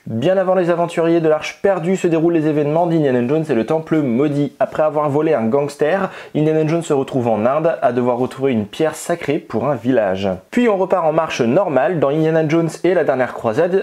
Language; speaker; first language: French; native; French